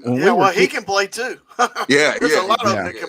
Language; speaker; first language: English; native; English